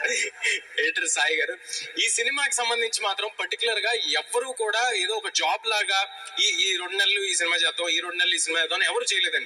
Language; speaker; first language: Telugu; native; Telugu